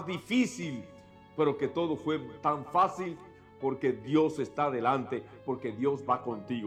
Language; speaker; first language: Spanish; native; Spanish